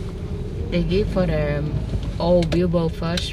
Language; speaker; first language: English; non-native, learner; Vietnamese